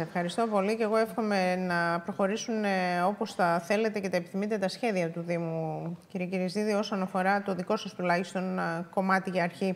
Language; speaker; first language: Greek; native; Greek